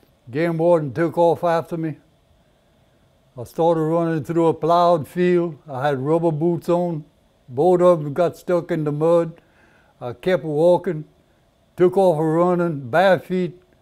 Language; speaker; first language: English; early bilingual, other home language; French